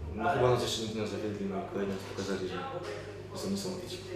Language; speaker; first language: Polish; native; Polish